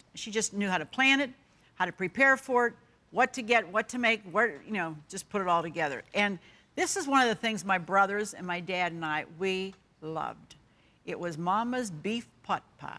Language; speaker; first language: English; native; English